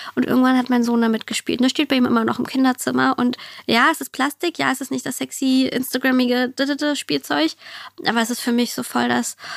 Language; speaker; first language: German; early bilingual, other home language; Russian